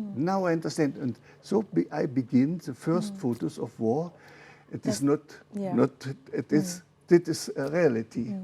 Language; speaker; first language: English; non-native, learner; German